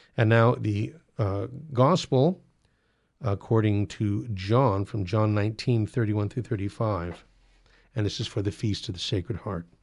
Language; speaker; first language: English; native; English